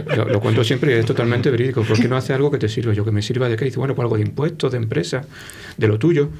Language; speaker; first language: Spanish; native; Spanish